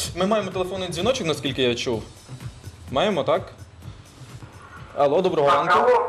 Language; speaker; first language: Ukrainian; native; Ukrainian